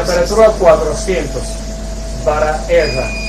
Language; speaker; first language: Spanish; non-native, fluent; Chinese